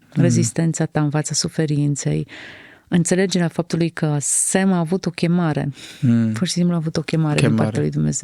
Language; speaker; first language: Romanian; native; Romanian